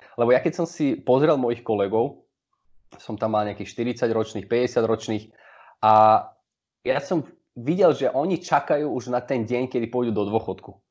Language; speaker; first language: Slovak; early bilingual, heritage; Slovak